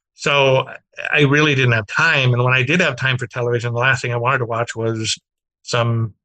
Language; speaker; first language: English; native; English